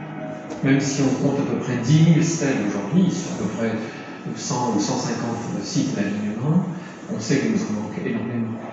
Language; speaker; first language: French; native; French